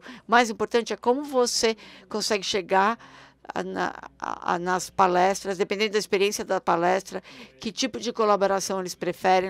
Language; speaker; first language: Portuguese; non-native, fluent; German